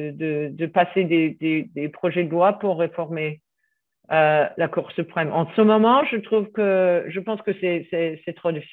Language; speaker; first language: French; non-native, fluent; English